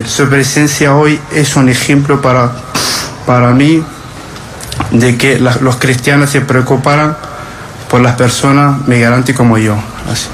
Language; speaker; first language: Spanish; non-native, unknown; Arabic